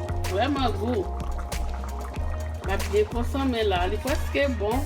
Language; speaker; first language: French; non-native, learner; Haitian Creole